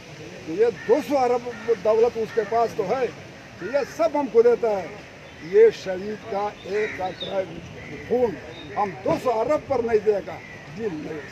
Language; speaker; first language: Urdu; non-native, local second language; Pashto